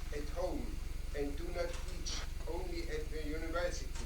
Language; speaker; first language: English; non-native, fluent; German